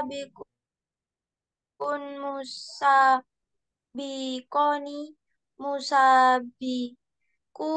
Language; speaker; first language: Arabic; non-native, learner; Indonesian